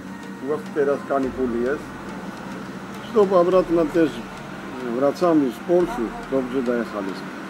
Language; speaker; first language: Polish; non-native, learner; Russian